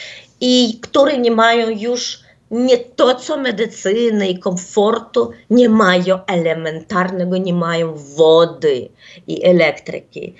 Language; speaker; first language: Polish; non-native, fluent; Ukrainian